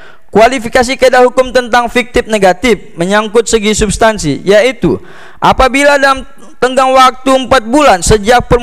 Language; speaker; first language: Indonesian; native; Indonesian